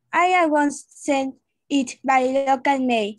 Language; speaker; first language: English; non-native, learner; Spanish